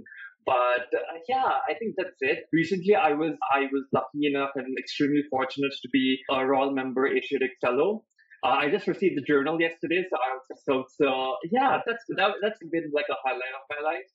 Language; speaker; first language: English; non-native, local second language; Hindi